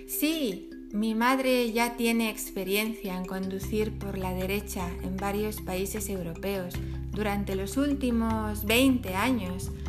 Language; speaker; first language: Spanish; non-native, learner; English